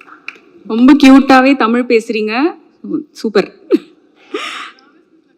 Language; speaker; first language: Tamil; native; Tamil